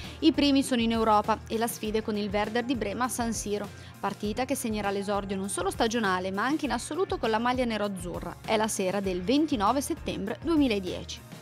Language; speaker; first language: Italian; native; Italian